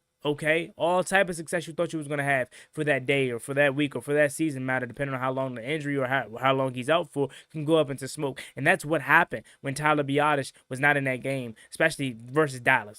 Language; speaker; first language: English; native; English